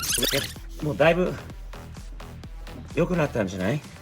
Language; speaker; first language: Japanese; non-native, fluent; English